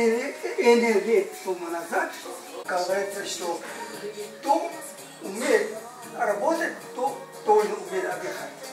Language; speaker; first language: Russian; non-native, learner; Chinese